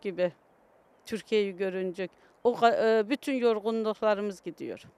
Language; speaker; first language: Turkish; early bilingual, other home language; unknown